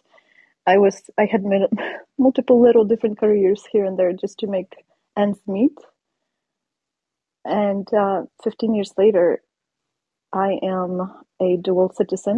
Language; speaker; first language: English; non-native, fluent; Polish